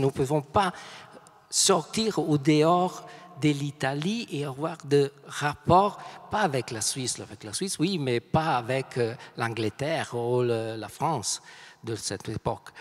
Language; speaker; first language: French; non-native, fluent; Italian